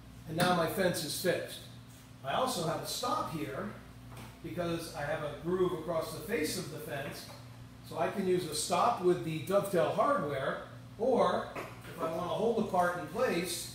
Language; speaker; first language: English; native; English